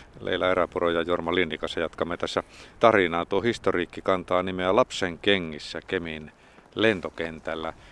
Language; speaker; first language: Finnish; native; Finnish